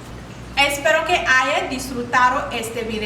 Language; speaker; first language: Spanish; non-native, learner; English